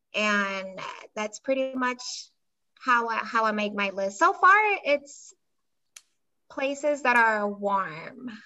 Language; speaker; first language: English; non-native, fluent; Spanish